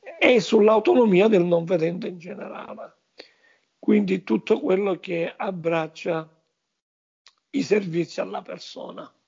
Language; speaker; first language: Italian; native; Italian